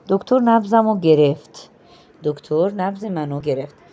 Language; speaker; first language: Persian; non-native, fluent; Urdu